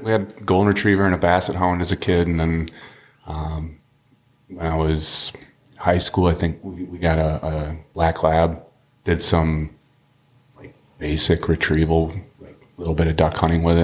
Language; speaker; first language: English; native; English